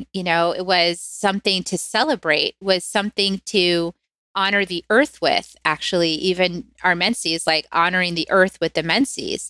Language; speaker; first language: English; native; English